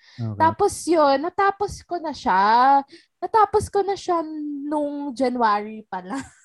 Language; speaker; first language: Filipino; native; Filipino